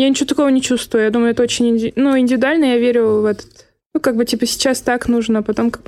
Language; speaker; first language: Russian; native; Russian